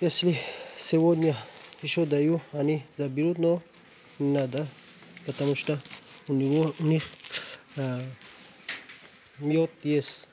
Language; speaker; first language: Russian; non-native, learner; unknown